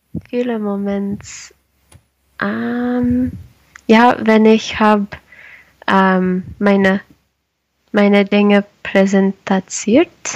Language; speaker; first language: German; non-native, learner; Spanish